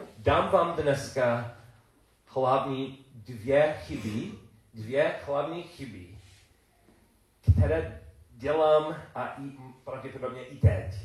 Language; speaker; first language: Czech; non-native, learner; English